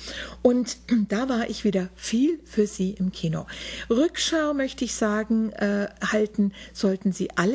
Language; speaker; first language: German; native; German